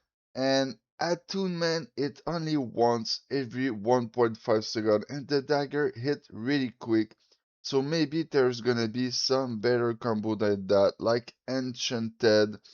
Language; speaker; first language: English; non-native, fluent; French